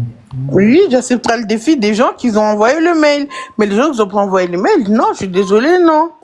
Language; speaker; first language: French; native; French